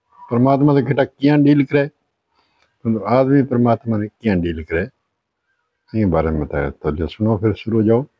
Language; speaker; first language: Hindi; native; Hindi